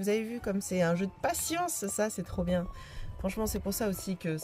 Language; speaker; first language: French; native; French